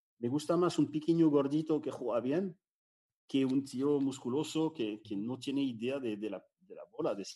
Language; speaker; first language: Spanish; non-native, fluent; French